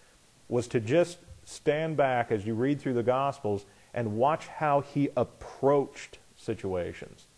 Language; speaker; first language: English; native; English